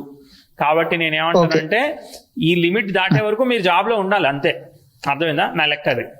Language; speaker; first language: Telugu; native; Telugu